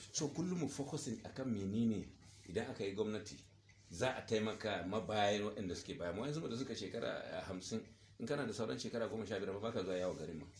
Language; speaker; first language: Hausa; non-native, local second language; Fula